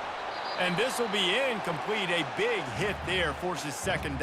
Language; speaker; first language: English; native; English